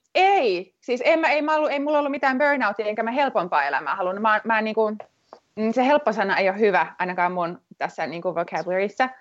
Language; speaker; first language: Finnish; native; Finnish